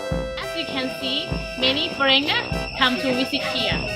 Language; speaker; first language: English; non-native, learner; Thai